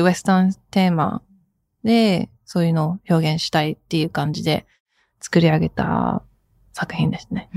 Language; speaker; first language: Japanese; early bilingual, heritage; Japanese